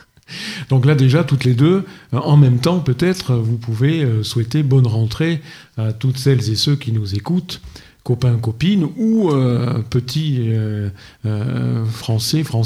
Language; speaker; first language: French; native; French